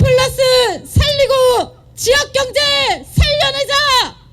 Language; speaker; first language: Korean; native; Korean